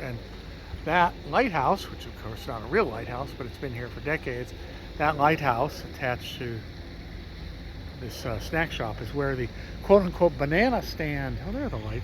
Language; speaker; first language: English; native; English